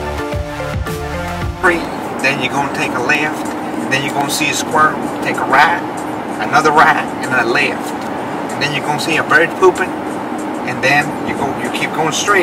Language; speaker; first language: English; early bilingual, other home language; Spanish